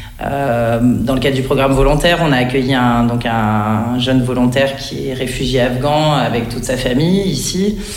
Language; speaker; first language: French; native; French